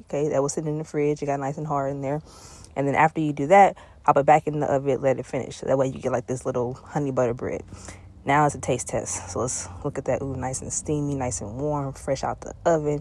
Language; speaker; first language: English; native; English